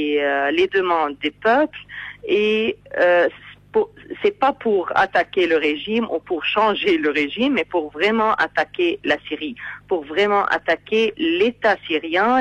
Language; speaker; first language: French; non-native, fluent; Arabic